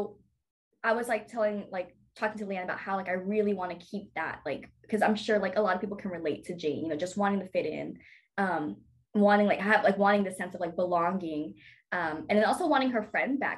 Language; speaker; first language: English; native; English